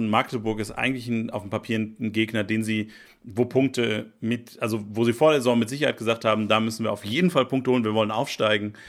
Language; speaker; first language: German; native; German